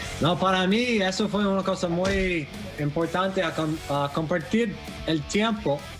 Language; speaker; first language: Spanish; non-native, fluent; English